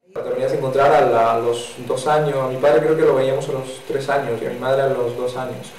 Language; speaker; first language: Spanish; native; Spanish